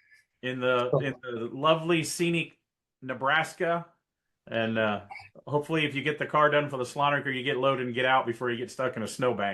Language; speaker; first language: English; native; English